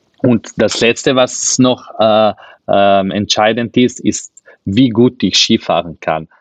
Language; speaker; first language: German; non-native, local second language; Ladin